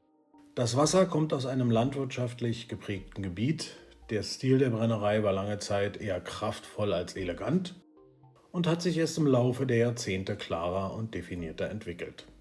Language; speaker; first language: German; native; German